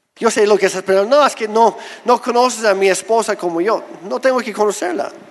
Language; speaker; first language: Spanish; non-native, fluent; English